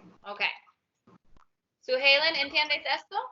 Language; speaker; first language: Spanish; non-native, learner; English